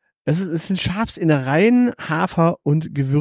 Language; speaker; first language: German; native; German